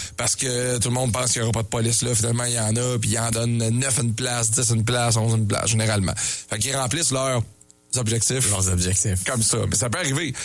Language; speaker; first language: French; native; French